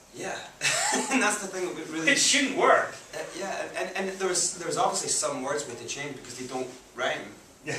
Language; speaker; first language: English; native; English